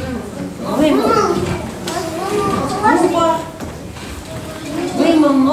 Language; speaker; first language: Russian; non-native, local second language; Kyrgyz